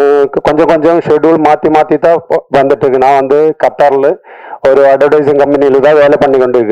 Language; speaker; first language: Tamil; non-native, learner; Malayalam